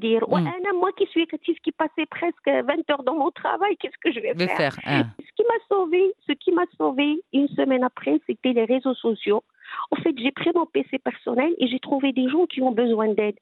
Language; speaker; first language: French; non-native, local second language; Arabic